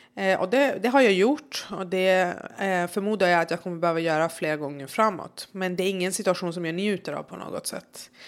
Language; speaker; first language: Swedish; early bilingual, other home language; Persian